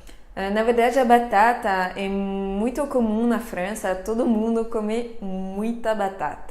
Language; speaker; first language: Portuguese; non-native, fluent; French